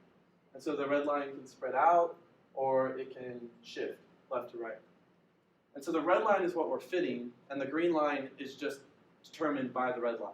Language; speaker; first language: English; native; English